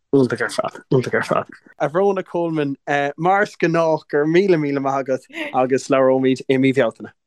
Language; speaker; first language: Irish; non-native, local second language; English